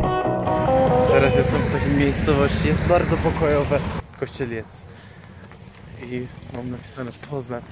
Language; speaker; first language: Polish; non-native, fluent; Persian